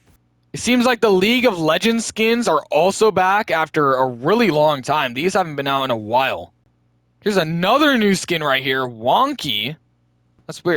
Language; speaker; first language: English; native; English